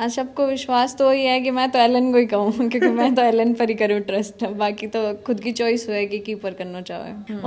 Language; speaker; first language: Hindi; native; Hindi